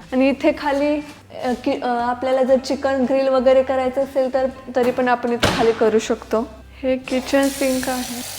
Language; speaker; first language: Marathi; native; Marathi